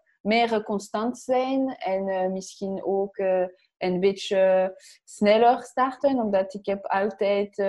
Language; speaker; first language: Dutch; non-native, learner; French